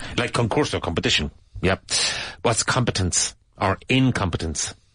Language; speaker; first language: English; native; English